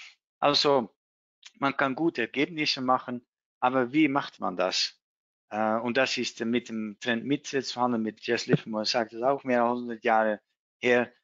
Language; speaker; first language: German; non-native, learner; Dutch